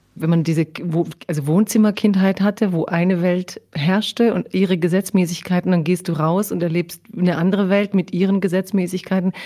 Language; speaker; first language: German; early bilingual, other home language; Croatian